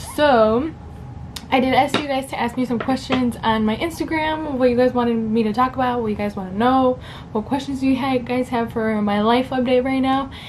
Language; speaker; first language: English; early bilingual, other home language; Spanish